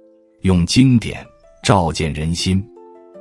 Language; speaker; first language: Chinese; native; Chinese